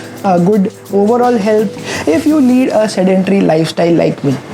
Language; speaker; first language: English; non-native, local second language; Hindi